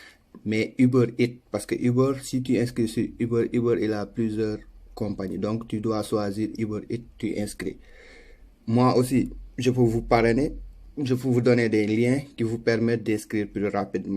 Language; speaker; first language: French; non-native, local second language; Wolof